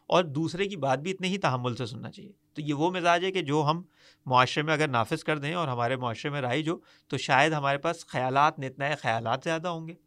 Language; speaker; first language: Urdu; native; Urdu